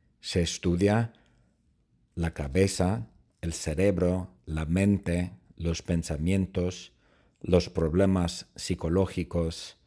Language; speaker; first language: Spanish; non-native, fluent; English